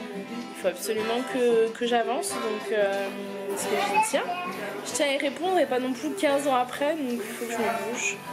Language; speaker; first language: French; native; French